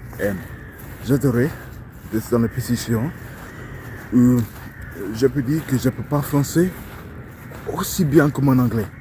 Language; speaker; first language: French; non-native, learner; English